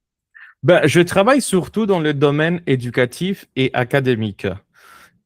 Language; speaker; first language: French; non-native, fluent; Spanish